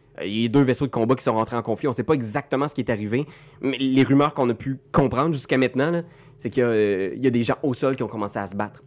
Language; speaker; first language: French; native; French